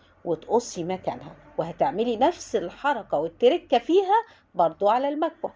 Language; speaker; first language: Arabic; native; Arabic